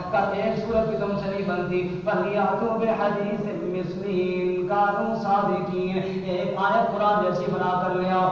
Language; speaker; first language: Urdu; non-native, local second language; Punjabi